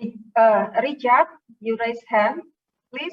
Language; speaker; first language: English; non-native, fluent; Indonesian